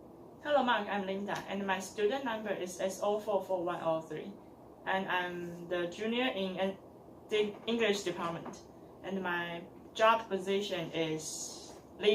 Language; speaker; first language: English; non-native, learner; Chinese